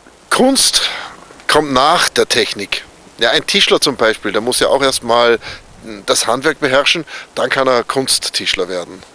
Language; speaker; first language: German; native; German